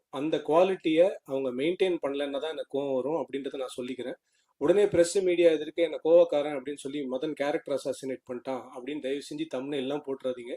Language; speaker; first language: Tamil; native; Tamil